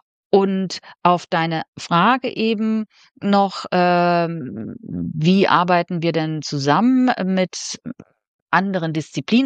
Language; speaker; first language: German; native; German